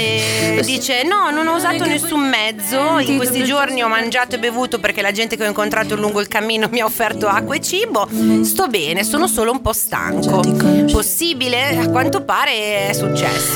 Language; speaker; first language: Italian; native; Italian